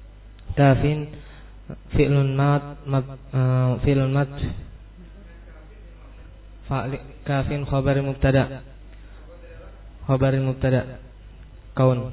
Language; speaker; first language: Arabic; non-native, learner; Indonesian